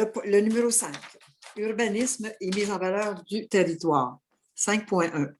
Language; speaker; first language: French; native; French